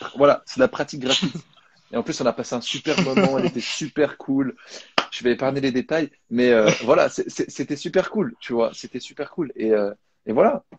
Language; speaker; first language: French; native; French